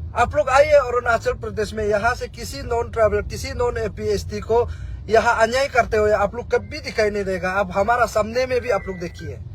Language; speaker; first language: Hindi; non-native, local second language; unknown